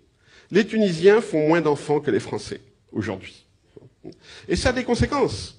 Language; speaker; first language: French; native; French